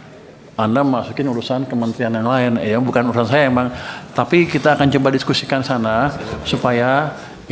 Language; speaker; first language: Indonesian; native; Indonesian